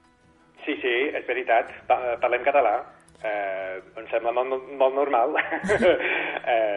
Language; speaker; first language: Catalan; non-native, fluent; English